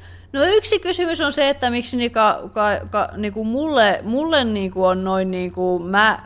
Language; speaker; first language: Finnish; native; Finnish